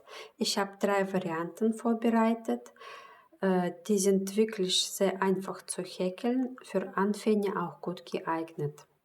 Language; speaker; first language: German; non-native, fluent; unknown